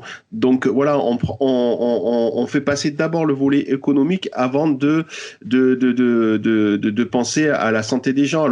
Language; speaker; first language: French; native; French